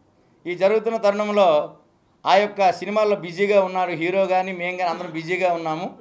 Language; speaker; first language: Telugu; native; Telugu